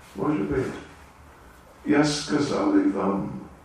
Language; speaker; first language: Russian; non-native, learner; English